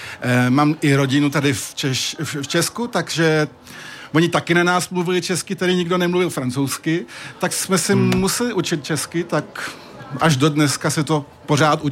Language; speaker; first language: Czech; early bilingual, heritage; French